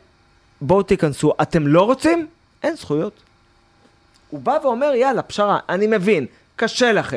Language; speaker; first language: Hebrew; native; Hebrew